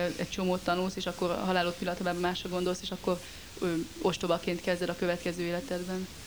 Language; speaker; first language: Hungarian; native; Hungarian